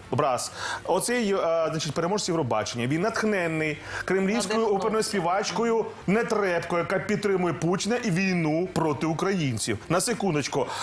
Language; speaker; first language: Ukrainian; native; Ukrainian